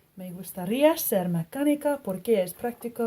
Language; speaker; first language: Spanish; non-native, learner; English